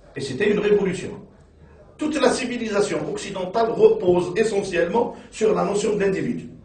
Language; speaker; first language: French; non-native, local second language; Arabic